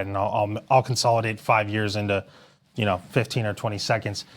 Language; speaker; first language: English; native; English